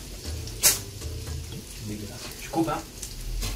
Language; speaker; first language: French; native; French